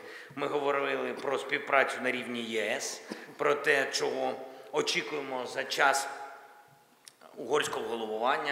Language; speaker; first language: Ukrainian; non-native, local second language; Russian